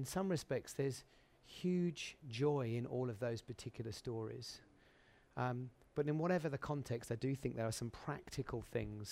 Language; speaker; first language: English; native; English